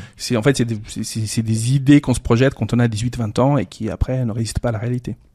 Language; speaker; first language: French; early bilingual, other home language; Serbian